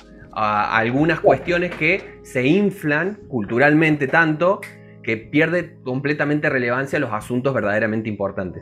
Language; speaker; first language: Spanish; native; Spanish